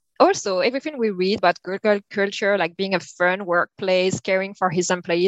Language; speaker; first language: English; non-native, fluent; French